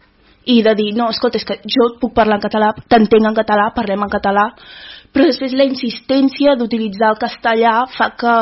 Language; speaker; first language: Catalan; early bilingual, other home language; Wolof